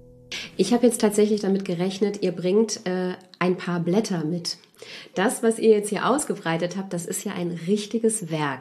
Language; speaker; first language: German; native; German